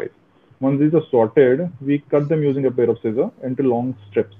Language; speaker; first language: English; non-native, local second language; Kashmiri